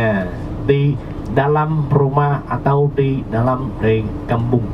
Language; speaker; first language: Indonesian; non-native, learner; Vietnamese